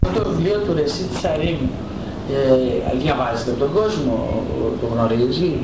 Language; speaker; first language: Greek; native; Greek